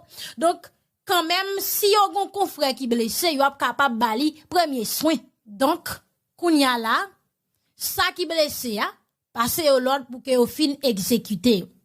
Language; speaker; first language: Haitian Creole; native; Haitian Creole